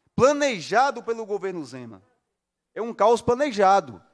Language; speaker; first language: Portuguese; native; Portuguese